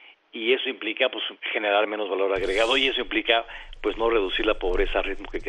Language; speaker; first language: Spanish; native; Spanish